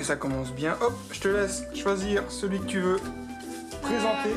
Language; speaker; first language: French; native; French